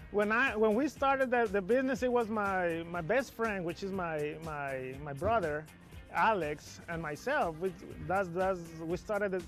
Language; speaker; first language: English; non-native, fluent; Spanish